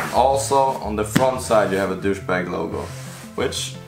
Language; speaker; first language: English; non-native, fluent; Swedish